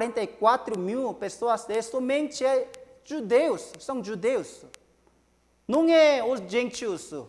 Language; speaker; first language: Portuguese; non-native, learner; Korean